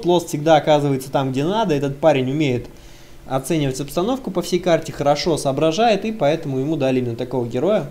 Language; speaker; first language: Russian; native; Russian